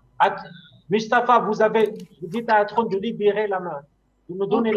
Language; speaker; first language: French; non-native, local second language; Arabic